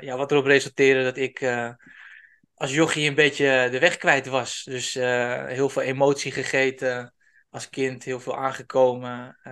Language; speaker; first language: Dutch; native; Dutch